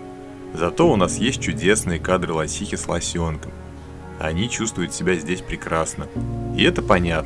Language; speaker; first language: Russian; native; Russian